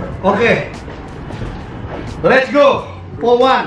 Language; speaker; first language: English; non-native, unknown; Indonesian